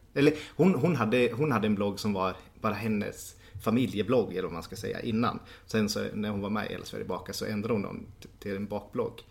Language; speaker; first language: Swedish; native; Swedish